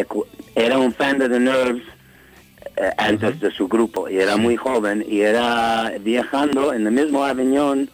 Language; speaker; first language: Spanish; non-native, fluent; English